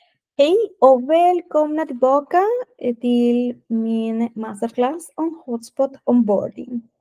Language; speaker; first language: Swedish; non-native, fluent; Spanish